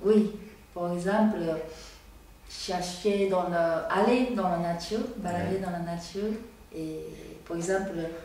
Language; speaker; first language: French; non-native, learner; Japanese